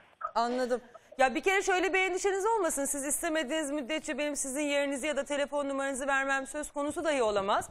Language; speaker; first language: Turkish; native; Turkish